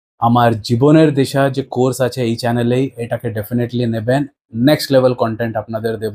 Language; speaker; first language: Bangla; early bilingual, heritage; Bangla